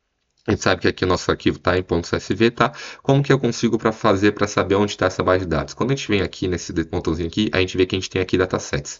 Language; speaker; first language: Portuguese; native; Portuguese